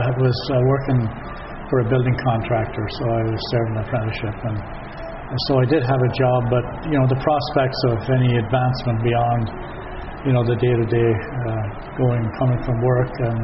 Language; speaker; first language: English; native; English